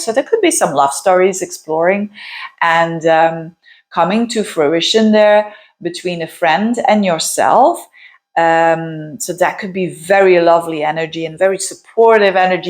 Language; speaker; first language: English; non-native, fluent; Dutch